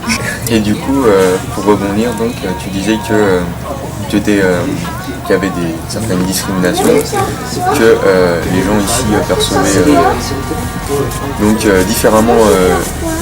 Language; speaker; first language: French; native; French